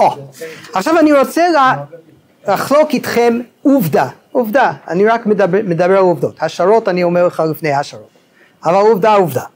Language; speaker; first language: Hebrew; non-native, fluent; English